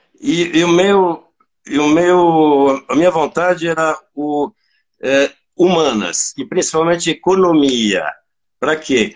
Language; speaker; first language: Portuguese; non-native, fluent; French